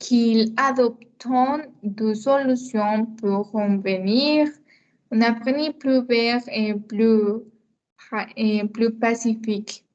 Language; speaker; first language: French; non-native, learner; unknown